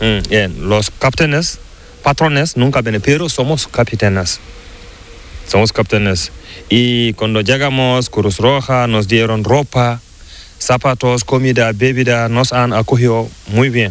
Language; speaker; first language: Spanish; non-native, learner; Fula